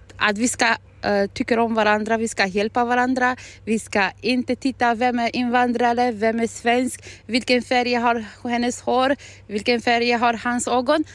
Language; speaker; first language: Swedish; non-native, fluent; Albanian